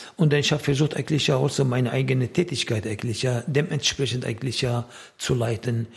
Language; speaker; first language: German; non-native, fluent; Arabic